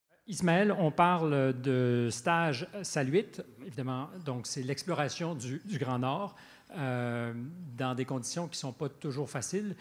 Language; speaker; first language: French; native; French